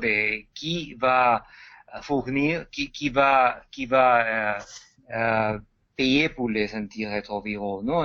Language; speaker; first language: French; non-native, fluent; Spanish